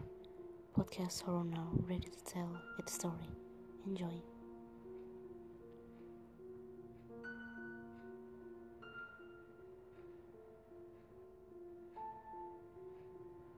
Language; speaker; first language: English; non-native, learner; Indonesian